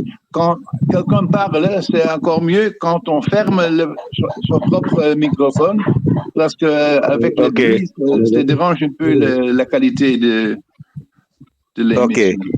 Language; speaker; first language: French; non-native, fluent; Dutch